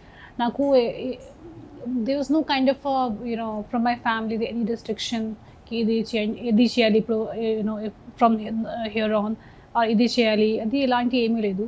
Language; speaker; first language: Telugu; non-native, fluent; Hindi